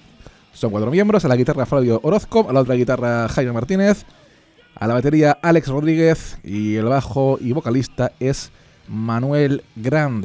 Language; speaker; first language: Spanish; native; Spanish